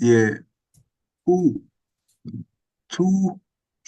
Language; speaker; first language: Chinese; non-native, learner; Indonesian